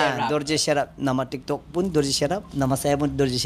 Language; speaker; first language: Indonesian; non-native, learner; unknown